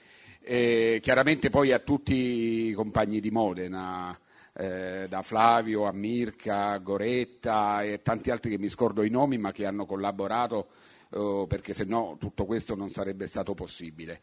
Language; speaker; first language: Italian; native; Italian